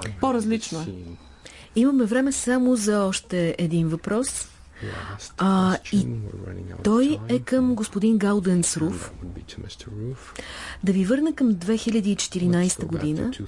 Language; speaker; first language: Bulgarian; native; Bulgarian